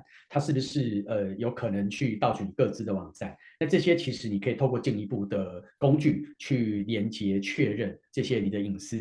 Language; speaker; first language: Chinese; native; Chinese